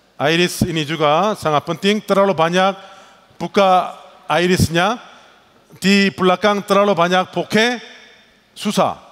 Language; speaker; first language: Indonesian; non-native, learner; Korean